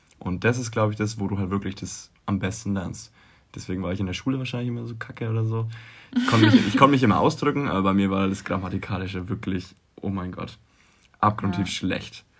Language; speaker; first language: German; native; German